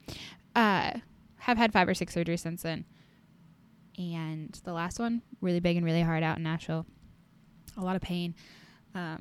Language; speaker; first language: English; native; English